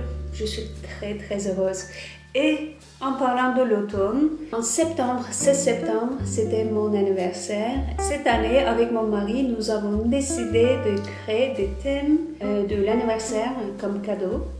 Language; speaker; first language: French; non-native, fluent; Turkish